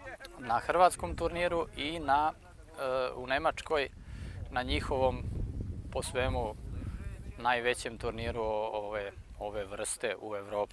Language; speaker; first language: Bosnian; native; Bosnian